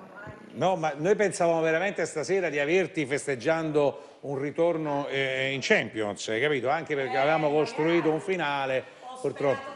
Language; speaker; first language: Italian; native; Italian